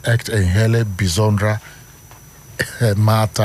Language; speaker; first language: Dutch; non-native, fluent; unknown